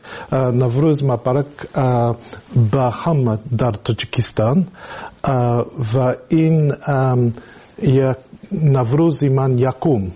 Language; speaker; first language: Tajik; non-native, learner; English